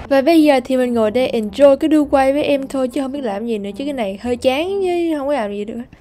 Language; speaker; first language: Vietnamese; early bilingual, heritage; Vietnamese